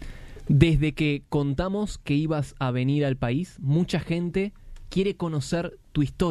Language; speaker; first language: Spanish; native; Spanish